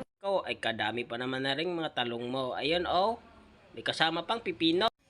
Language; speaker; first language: Filipino; native; Filipino